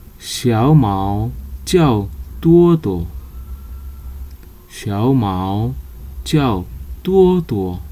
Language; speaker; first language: Chinese; non-native, fluent; Nepali